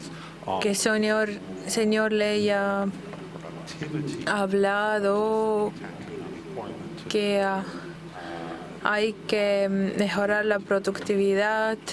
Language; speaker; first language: Spanish; non-native, fluent; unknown